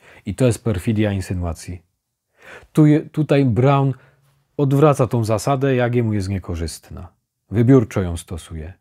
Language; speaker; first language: Polish; native; Polish